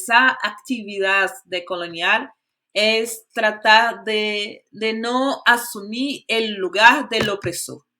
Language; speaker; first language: Spanish; non-native, fluent; Portuguese